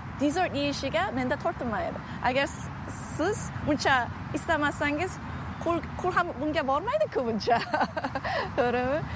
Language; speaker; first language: Uzbek; non-native, fluent; Korean